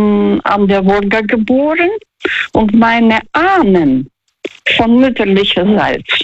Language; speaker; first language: German; non-native, fluent; Russian